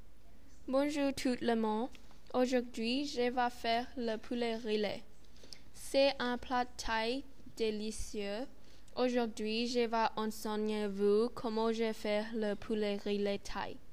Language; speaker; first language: French; non-native, learner; Thai